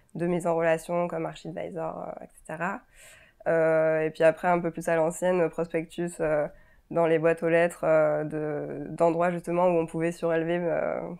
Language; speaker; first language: French; native; French